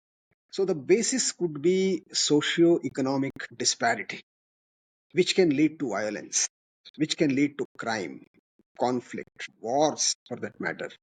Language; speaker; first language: English; non-native, local second language; Kannada